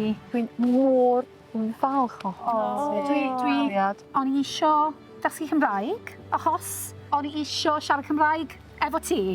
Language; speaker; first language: Welsh; non-native, learner; English